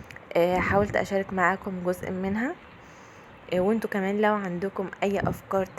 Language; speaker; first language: Arabic; native; Arabic